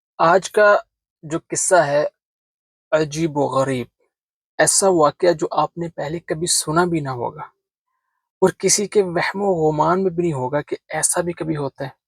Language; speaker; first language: Urdu; non-native, local second language; Punjabi